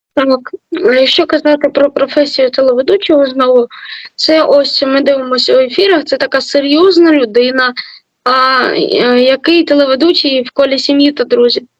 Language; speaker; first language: Ukrainian; native; Ukrainian